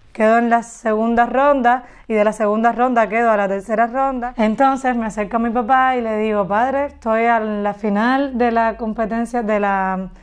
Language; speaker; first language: Spanish; native; Spanish